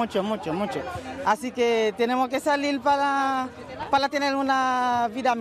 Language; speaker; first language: Spanish; non-native, learner; Haitian Creole